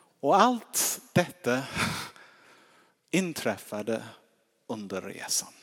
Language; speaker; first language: Swedish; non-native, fluent; English